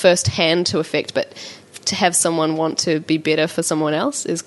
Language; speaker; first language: English; native; English